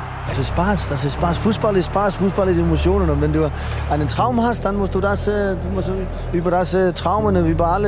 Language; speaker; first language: German; non-native, learner; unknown